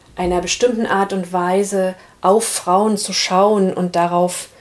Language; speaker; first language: German; native; German